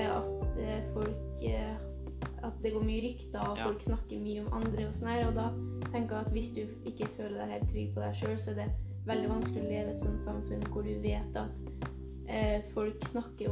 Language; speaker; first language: Norwegian; native; Norwegian